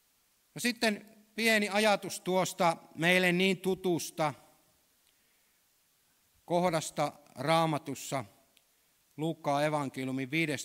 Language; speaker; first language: Finnish; native; Finnish